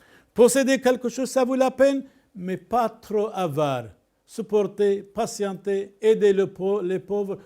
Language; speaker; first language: French; non-native, local second language; Arabic